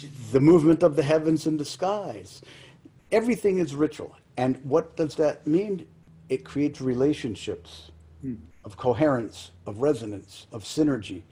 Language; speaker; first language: English; early bilingual, other home language; Spanish